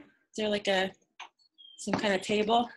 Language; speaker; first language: English; native; English